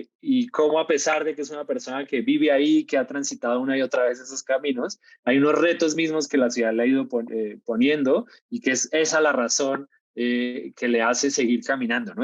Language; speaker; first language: Spanish; native; Spanish